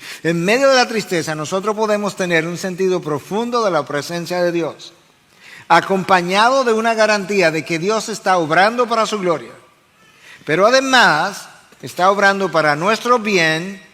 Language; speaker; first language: Spanish; native; Spanish